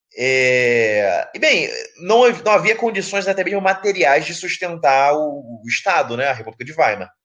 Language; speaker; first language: Portuguese; native; Portuguese